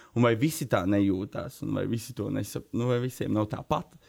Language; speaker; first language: Latvian; native; Latvian